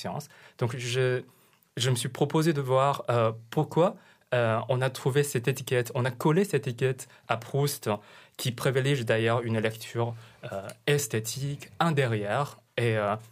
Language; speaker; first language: French; non-native, fluent; Chinese